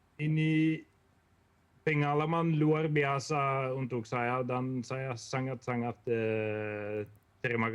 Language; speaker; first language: Indonesian; non-native, fluent; Norwegian